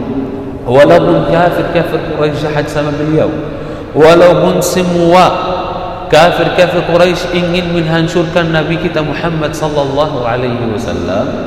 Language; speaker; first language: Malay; non-native, fluent; Arabic